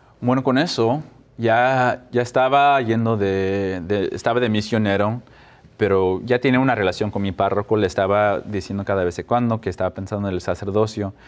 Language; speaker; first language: Spanish; early bilingual, heritage; Spanish